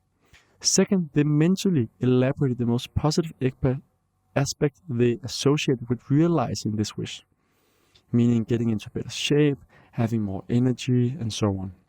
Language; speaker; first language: English; non-native, fluent; Danish